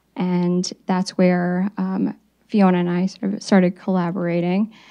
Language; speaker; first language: English; native; English